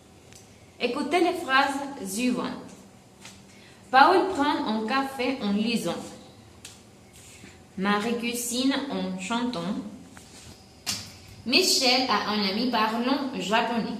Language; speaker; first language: French; non-native, learner; Spanish